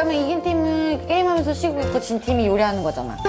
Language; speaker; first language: Korean; native; Korean